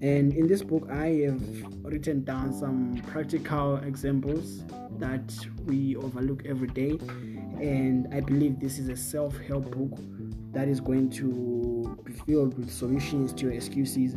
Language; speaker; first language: English; non-native, local second language; North Ndebele